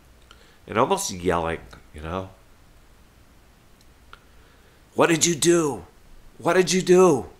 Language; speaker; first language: English; native; English